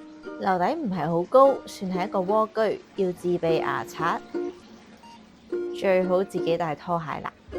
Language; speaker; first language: Cantonese; native; Cantonese